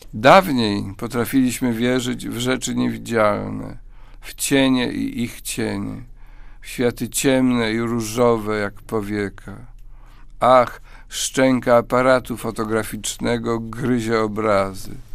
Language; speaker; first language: Polish; native; Polish